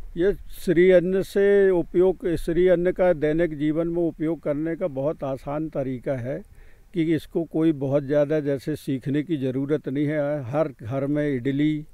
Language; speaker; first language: Hindi; native; Hindi